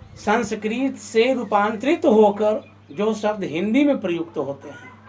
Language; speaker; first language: Hindi; native; Hindi